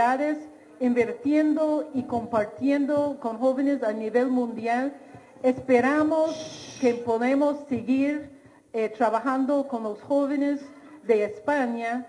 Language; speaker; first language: Spanish; non-native, fluent; English